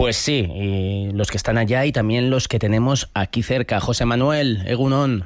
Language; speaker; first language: Spanish; native; Spanish